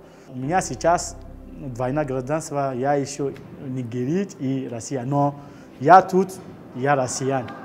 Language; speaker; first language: Russian; non-native, learner; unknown